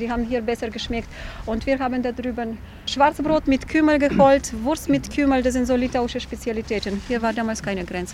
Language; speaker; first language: German; non-native, fluent; Russian